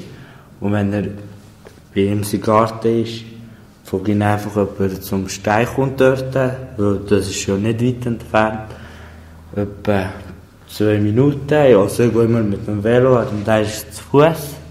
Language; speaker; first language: German; early bilingual, other home language; Albanian